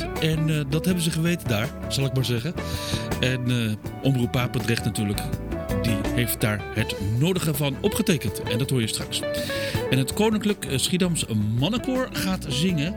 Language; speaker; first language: Dutch; native; Dutch